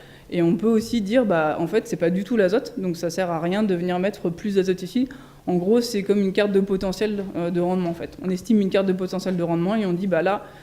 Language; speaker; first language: French; native; French